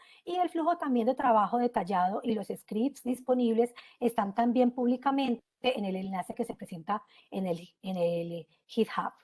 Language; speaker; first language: Spanish; native; Spanish